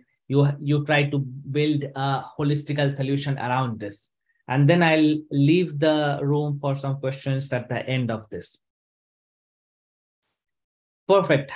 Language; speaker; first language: English; non-native, local second language; Bangla